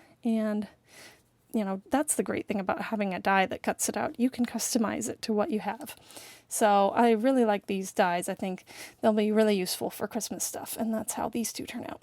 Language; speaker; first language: English; native; English